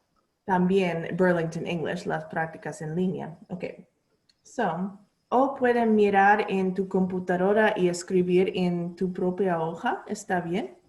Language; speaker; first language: Spanish; non-native, learner; English